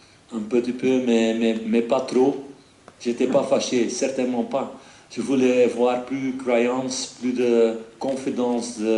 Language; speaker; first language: French; non-native, fluent; Dutch